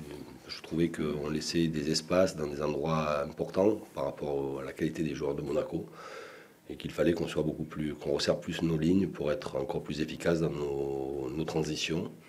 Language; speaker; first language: French; native; French